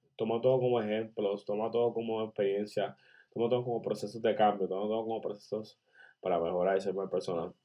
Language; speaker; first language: Spanish; native; Spanish